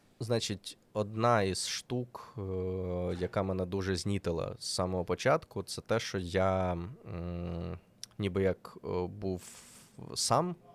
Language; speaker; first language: Ukrainian; non-native, local second language; Russian